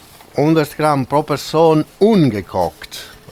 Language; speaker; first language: German; non-native, fluent; Italian